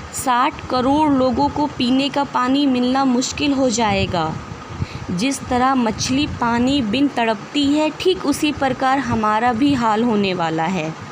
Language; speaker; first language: Hindi; native; Hindi